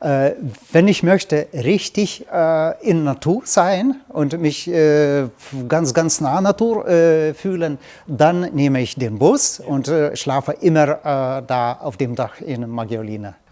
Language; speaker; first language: German; non-native, learner; Lithuanian